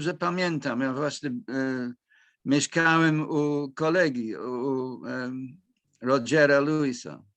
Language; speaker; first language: Polish; non-native, fluent; English